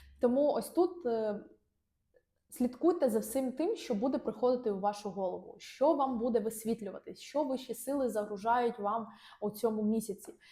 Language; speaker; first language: Ukrainian; non-native, local second language; Russian